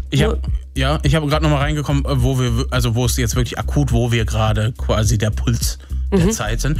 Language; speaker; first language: German; native; German